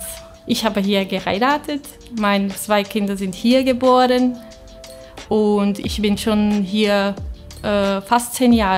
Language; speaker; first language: German; non-native, fluent; Portuguese